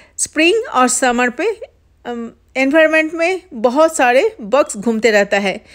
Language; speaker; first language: Hindi; non-native, local second language; Bangla